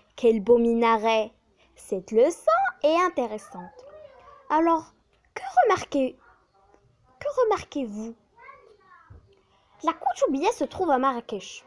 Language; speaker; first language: French; non-native, local second language; Arabic